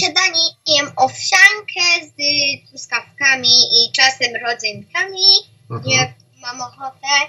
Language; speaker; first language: Polish; early bilingual, heritage; Polish